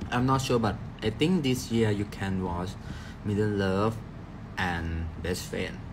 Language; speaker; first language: English; non-native, learner; Thai